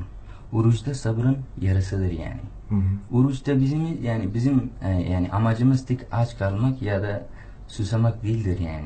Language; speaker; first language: Turkish; non-native, fluent; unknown